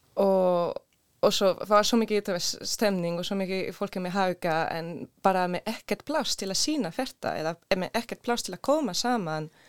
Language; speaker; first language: Icelandic; non-native, learner; Swedish